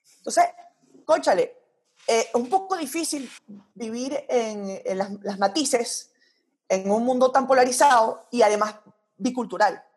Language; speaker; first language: Spanish; early bilingual, heritage; Spanish